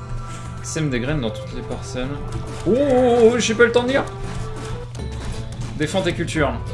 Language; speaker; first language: French; native; French